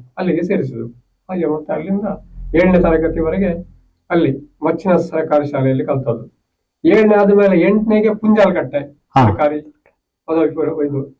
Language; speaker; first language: Kannada; non-native, local second language; Tulu